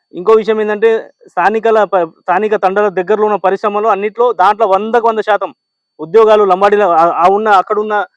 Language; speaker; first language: Telugu; non-native, local second language; Lambadi